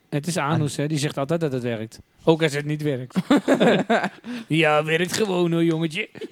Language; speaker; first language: Dutch; native; Dutch